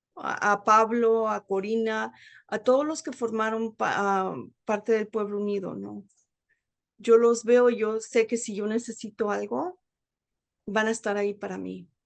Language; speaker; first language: Spanish; early bilingual, heritage; Spanish